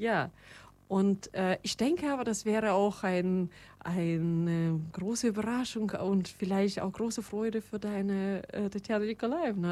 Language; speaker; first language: German; non-native, fluent; Russian